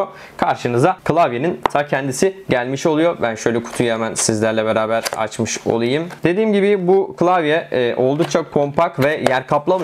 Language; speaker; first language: Turkish; native; Turkish